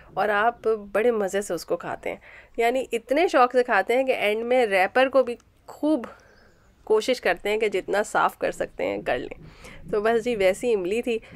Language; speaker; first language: Urdu; native; Urdu